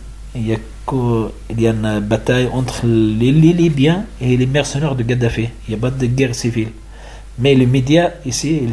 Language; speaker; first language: French; non-native, learner; Arabic